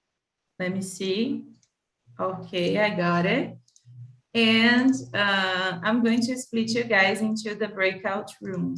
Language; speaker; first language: English; non-native, fluent; Portuguese